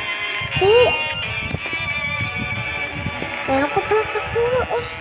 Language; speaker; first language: Filipino; non-native, local second language; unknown